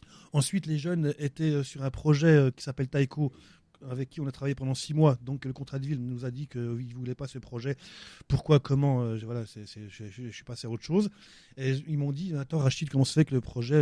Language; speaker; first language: French; native; French